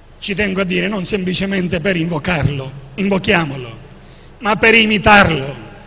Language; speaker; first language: Italian; native; Italian